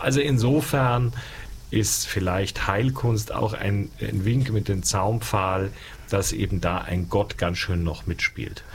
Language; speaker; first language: German; native; German